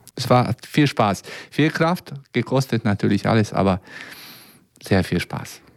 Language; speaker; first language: German; non-native, fluent; Serbian